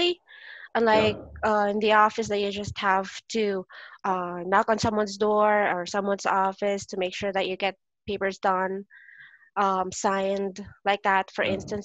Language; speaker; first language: English; non-native, local second language; Filipino